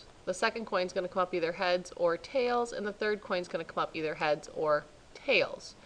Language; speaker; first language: English; native; English